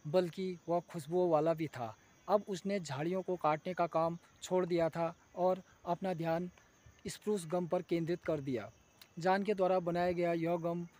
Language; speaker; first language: Hindi; native; Hindi